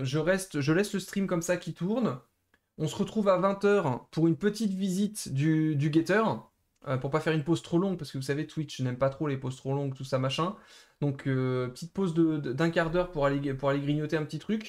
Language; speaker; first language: French; native; French